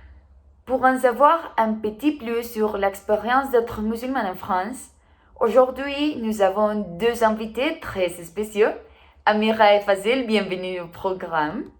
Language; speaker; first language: French; non-native, fluent; Spanish